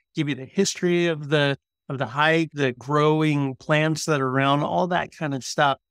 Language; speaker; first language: English; native; English